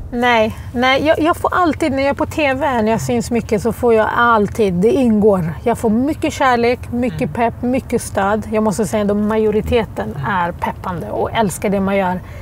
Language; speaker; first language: Swedish; early bilingual, other home language; Arabic